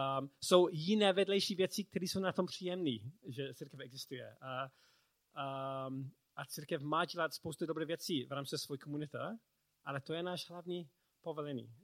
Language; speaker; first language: Czech; non-native, learner; English